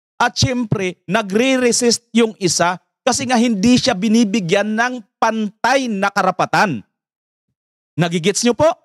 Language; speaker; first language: Filipino; native; Filipino